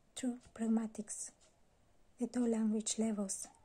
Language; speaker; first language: English; non-native, fluent; Bulgarian